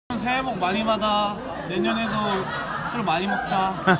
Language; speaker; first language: Korean; native; Korean